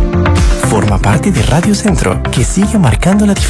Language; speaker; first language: Spanish; native; Spanish